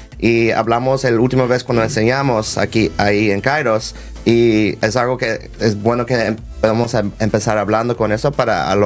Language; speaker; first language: Spanish; early bilingual, heritage; Spanish